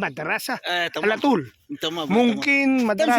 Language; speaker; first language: Arabic; non-native, learner; Filipino